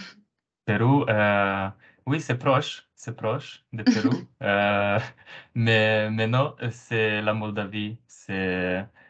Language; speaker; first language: French; non-native, fluent; Romanian